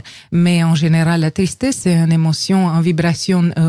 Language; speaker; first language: French; non-native, fluent; Romanian